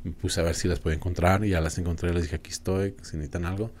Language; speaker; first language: Spanish; early bilingual, other home language; English